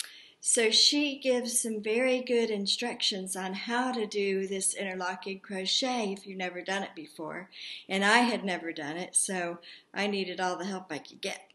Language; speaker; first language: English; native; English